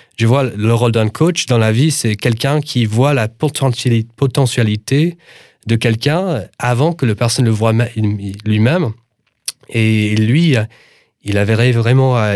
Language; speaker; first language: French; non-native, fluent; English